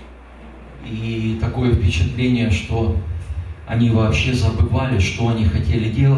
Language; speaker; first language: Russian; native; Russian